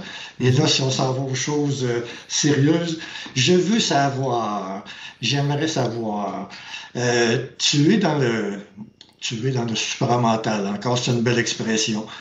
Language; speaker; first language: French; native; French